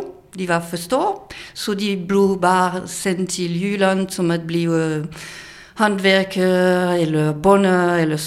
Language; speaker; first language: Danish; non-native, fluent; French